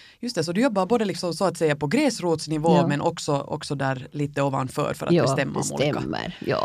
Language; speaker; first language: Swedish; native; Swedish